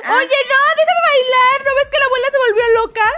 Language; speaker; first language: Spanish; native; Spanish